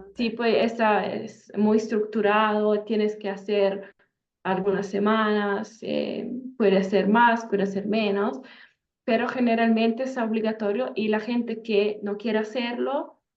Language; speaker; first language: Spanish; non-native, fluent; Italian